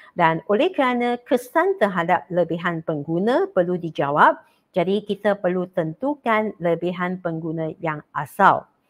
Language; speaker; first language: Malay; non-native, local second language; Chinese